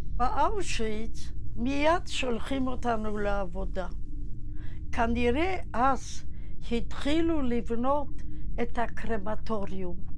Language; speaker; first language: Hebrew; non-native, fluent; Polish